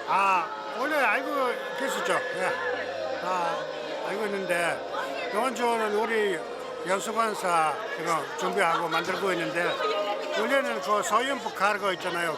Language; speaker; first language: Korean; non-native, learner; Mongolian